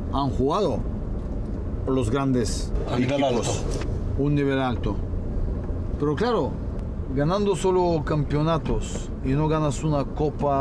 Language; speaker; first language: Spanish; non-native, fluent; Bulgarian